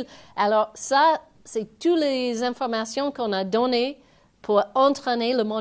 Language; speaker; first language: French; non-native, fluent; English